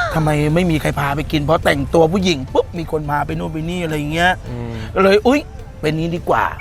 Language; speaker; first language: Thai; native; Thai